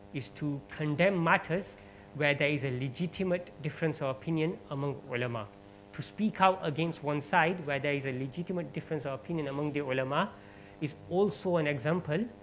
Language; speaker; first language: English; early bilingual, other home language; Urdu